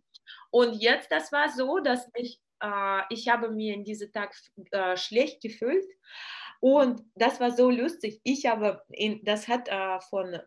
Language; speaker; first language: German; non-native, learner; Russian